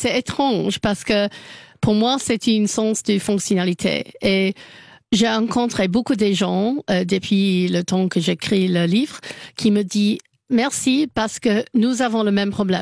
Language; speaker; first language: French; non-native, learner; English